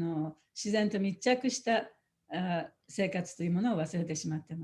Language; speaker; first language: Japanese; native; Japanese